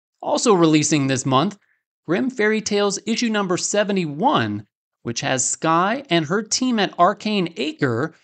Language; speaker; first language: English; native; English